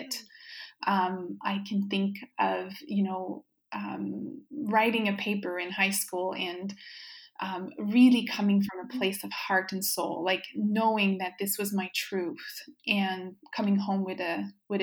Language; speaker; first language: English; non-native, fluent; French